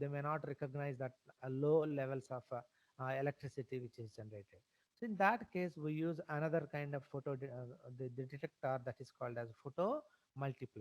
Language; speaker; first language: English; non-native, local second language; Telugu